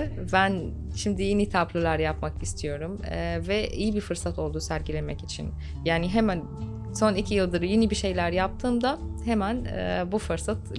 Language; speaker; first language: Turkish; non-native, fluent; Arabic